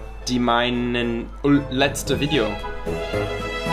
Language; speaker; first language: German; non-native, learner; English